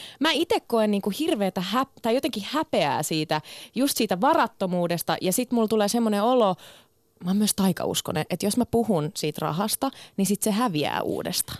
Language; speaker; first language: Finnish; early bilingual, other home language; Turkish